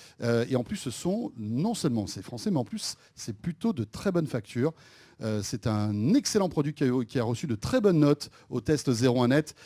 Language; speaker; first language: French; native; French